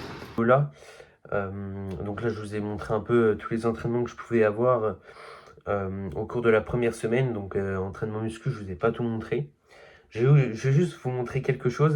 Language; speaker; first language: French; native; French